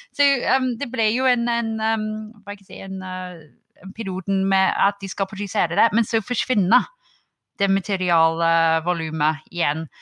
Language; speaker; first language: Norwegian; non-native, fluent; English